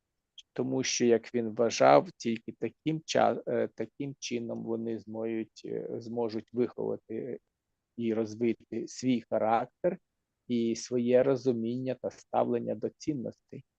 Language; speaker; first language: Ukrainian; native; Ukrainian